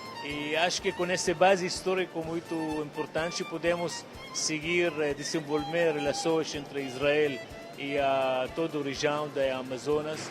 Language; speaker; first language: Portuguese; non-native, fluent; Arabic